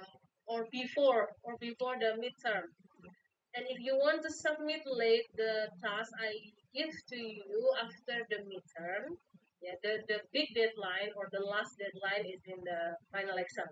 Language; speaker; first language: English; non-native, fluent; Indonesian